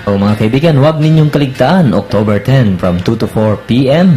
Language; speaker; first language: English; non-native, local second language; Filipino